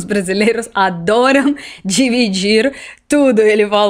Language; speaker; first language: Portuguese; non-native, learner; Russian